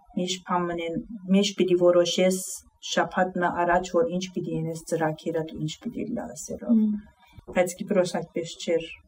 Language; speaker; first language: Armenian; early bilingual, heritage; Armenian